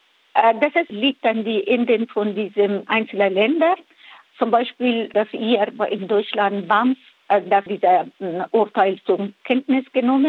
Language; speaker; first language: German; non-native, fluent; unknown